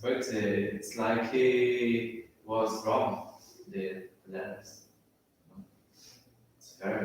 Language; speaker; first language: English; non-native, learner; Portuguese